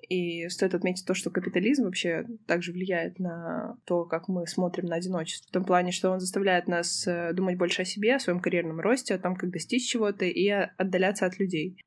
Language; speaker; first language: Russian; native; Russian